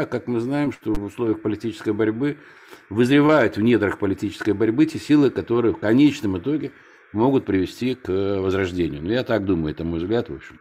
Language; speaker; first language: Russian; native; Russian